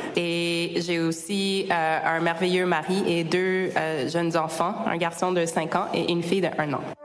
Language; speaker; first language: French; native; French